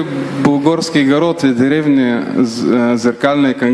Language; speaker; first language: Russian; non-native, learner; Bulgarian